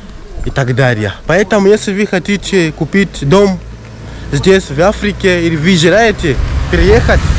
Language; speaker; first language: Russian; non-native, fluent; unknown